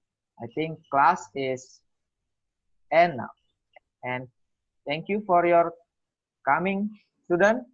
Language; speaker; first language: English; non-native, learner; Indonesian